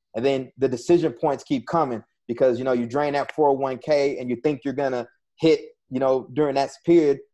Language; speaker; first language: English; native; English